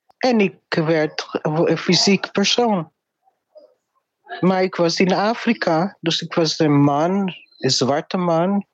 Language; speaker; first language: Dutch; non-native, fluent; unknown